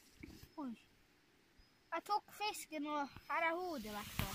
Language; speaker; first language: Norwegian; non-native, local second language; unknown